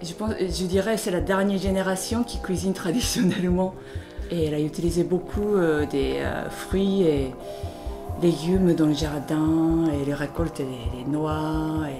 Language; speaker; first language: French; non-native, fluent; Japanese